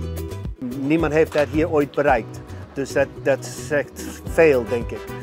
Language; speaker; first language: Dutch; non-native, fluent; English